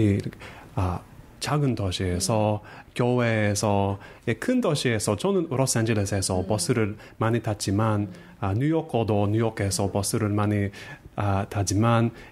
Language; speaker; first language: Korean; non-native, fluent; English